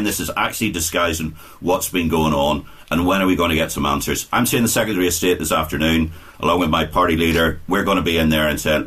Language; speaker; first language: English; native; English